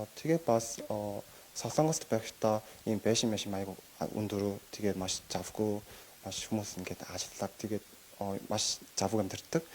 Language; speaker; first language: Mongolian; non-native, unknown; Korean